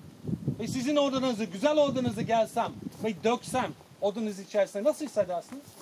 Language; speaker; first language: Turkish; non-native, fluent; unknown